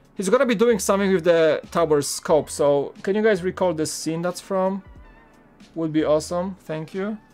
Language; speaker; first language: English; non-native, fluent; Polish